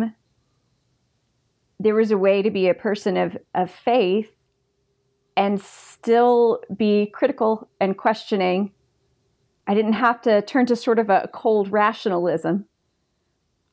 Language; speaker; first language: English; native; English